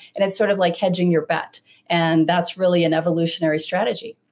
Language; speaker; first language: English; native; English